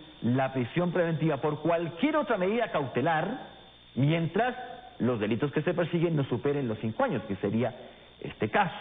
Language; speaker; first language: Spanish; native; Spanish